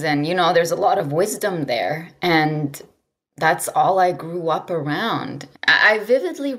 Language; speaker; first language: English; non-native, fluent; Arabic